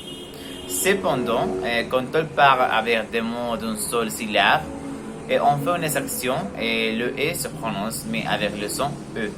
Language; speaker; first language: French; non-native, learner; Spanish